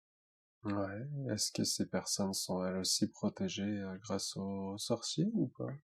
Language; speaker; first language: French; native; French